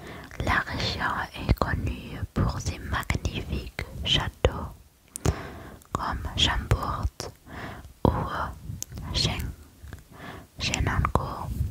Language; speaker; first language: French; non-native, learner; German